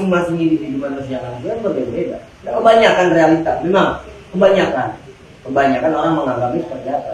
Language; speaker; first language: Indonesian; native; Indonesian